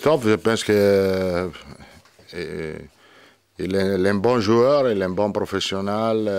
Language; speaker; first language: French; non-native, learner; Italian